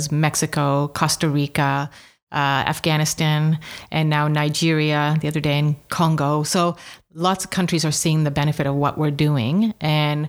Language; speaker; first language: English; native; English